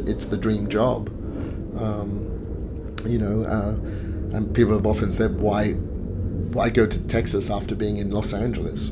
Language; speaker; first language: English; native; English